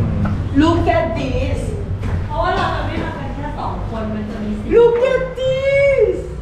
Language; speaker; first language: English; non-native, learner; Thai